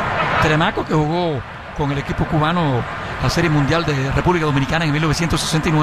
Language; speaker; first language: Spanish; native; Spanish